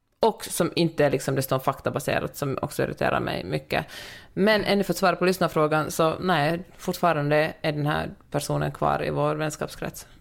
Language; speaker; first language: Swedish; native; Swedish